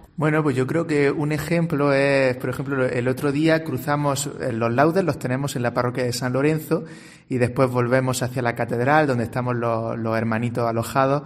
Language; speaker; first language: Spanish; native; Spanish